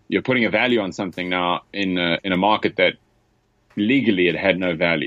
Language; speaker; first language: English; native; English